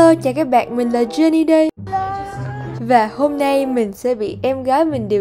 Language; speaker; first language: Vietnamese; early bilingual, heritage; Vietnamese